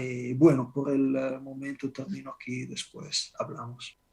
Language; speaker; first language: Spanish; non-native, fluent; Italian